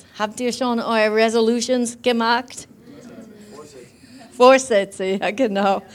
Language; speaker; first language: German; non-native, fluent; English